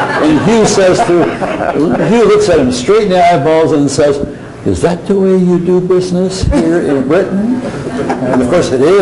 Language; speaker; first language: English; native; English